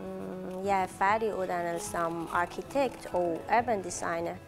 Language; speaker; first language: Danish; non-native, fluent; Persian